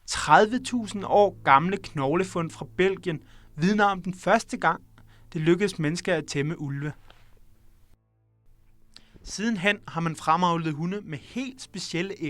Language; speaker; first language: Danish; native; Danish